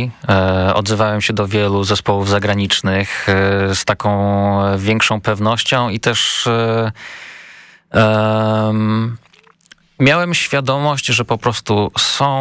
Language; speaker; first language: Polish; native; Polish